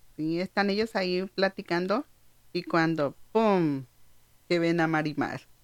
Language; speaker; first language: Spanish; native; Spanish